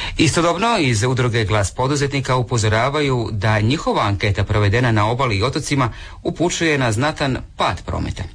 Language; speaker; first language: Serbian; native; Serbian